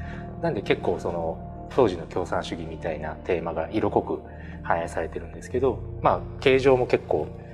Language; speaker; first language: Japanese; native; Japanese